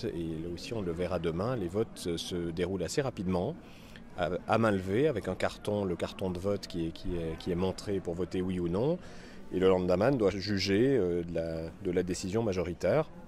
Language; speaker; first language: French; native; French